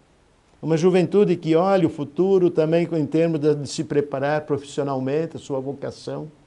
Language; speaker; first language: Portuguese; native; Portuguese